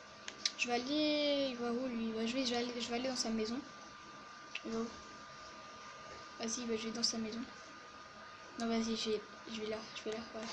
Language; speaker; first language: French; native; French